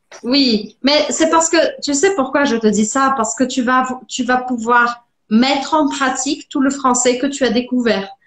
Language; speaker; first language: French; non-native, fluent; Portuguese